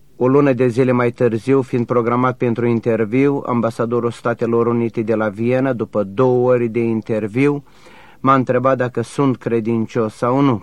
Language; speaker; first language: Romanian; native; Romanian